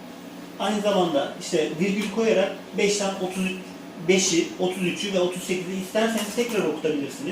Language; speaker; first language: Turkish; native; Turkish